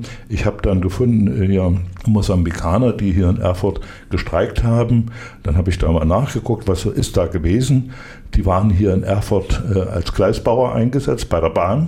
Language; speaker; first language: German; native; German